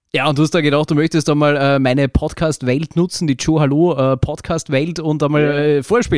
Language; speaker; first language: German; native; German